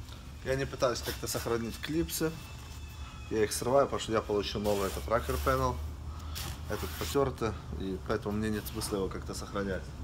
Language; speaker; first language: Russian; native; Russian